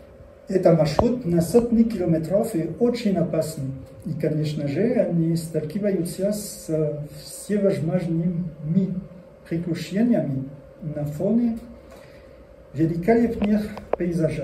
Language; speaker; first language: Russian; non-native, learner; French